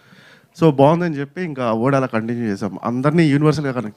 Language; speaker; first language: Telugu; native; Telugu